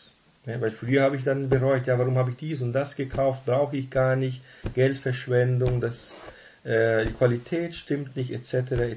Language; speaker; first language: German; non-native, fluent; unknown